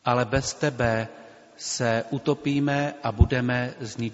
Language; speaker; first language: Czech; native; Czech